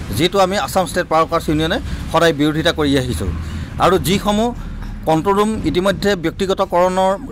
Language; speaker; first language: Assamese; native; Assamese